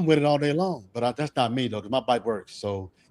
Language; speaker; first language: English; native; English